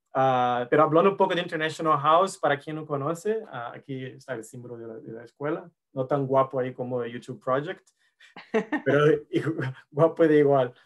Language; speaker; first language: Spanish; non-native, learner; Portuguese